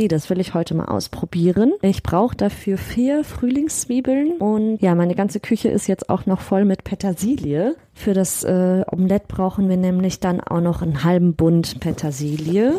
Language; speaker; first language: German; native; German